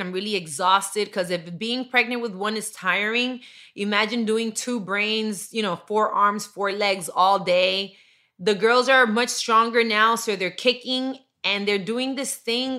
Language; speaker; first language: English; early bilingual, other home language; Spanish